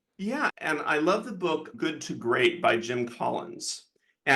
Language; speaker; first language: English; native; English